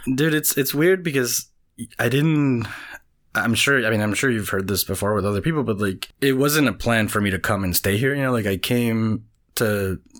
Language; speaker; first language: English; non-native, fluent; Spanish